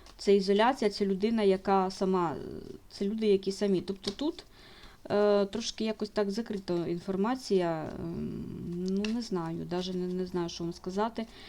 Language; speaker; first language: Ukrainian; non-native, local second language; Russian